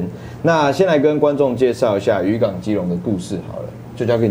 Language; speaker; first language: Chinese; native; Chinese